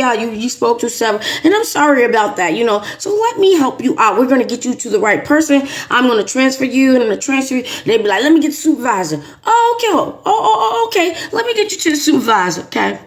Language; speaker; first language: English; native; English